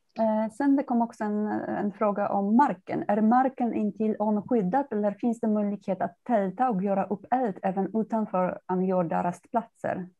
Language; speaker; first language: Swedish; non-native, fluent; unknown